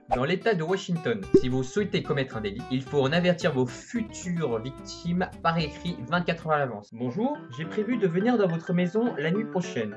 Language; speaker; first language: French; native; French